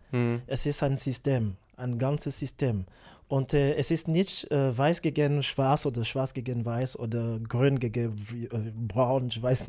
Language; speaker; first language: German; non-native, learner; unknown